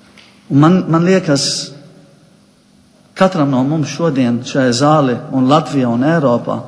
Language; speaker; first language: Latvian; non-native, fluent; Arabic